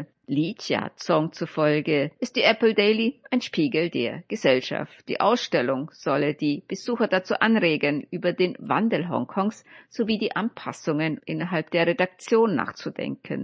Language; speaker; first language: German; native; German